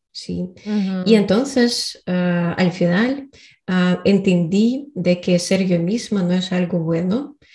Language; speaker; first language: Spanish; non-native, learner; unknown